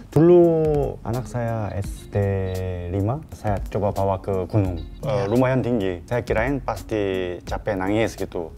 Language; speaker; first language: Indonesian; non-native, learner; Korean